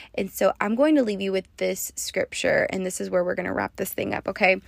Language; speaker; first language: English; native; English